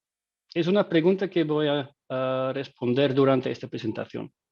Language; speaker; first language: Spanish; non-native, fluent; Dutch